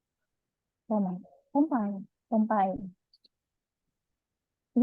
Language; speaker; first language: English; non-native, learner; Indonesian